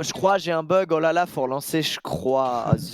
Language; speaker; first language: French; native; French